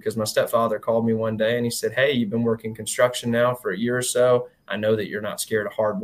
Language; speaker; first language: English; native; English